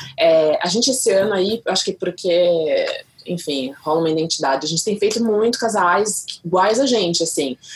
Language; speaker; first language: Portuguese; native; Portuguese